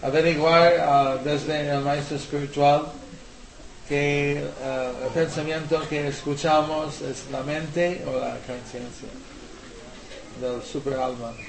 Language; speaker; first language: Spanish; non-native, learner; English